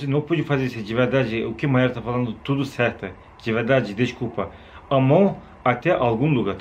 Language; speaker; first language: Portuguese; non-native, learner; Turkish